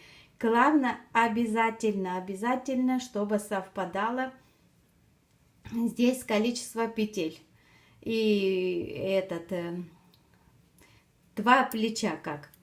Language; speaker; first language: Russian; non-native, fluent; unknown